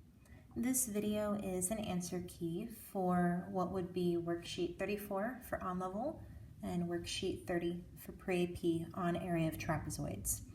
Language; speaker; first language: English; native; English